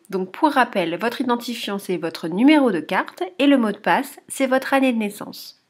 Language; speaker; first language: French; native; French